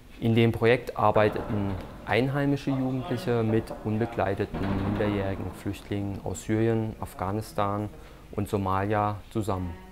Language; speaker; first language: German; native; German